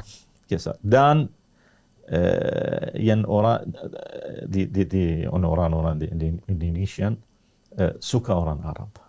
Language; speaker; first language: Indonesian; non-native, learner; Arabic